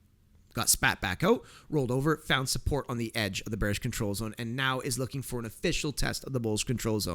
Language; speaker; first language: English; native; English